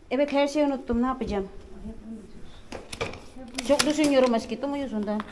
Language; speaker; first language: Turkish; non-native, learner; Filipino